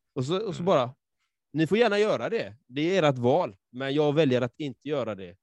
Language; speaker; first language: Swedish; native; Swedish